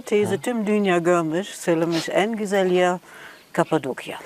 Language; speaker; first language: Turkish; non-native, learner; German